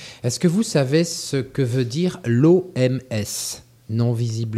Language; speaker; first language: French; native; French